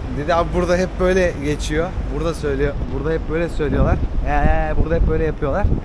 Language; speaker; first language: Turkish; early bilingual, heritage; Turkish